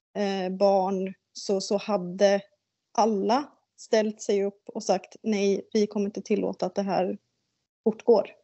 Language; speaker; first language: Swedish; native; Swedish